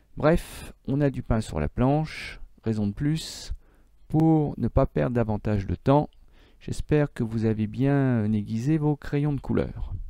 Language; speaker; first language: French; native; French